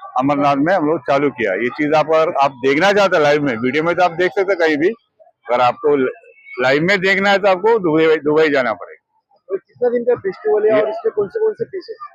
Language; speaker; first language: Hindi; non-native, local second language; Marathi